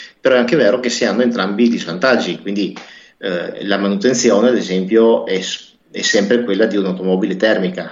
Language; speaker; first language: Italian; native; Italian